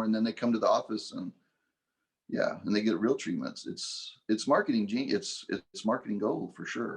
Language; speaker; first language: English; native; English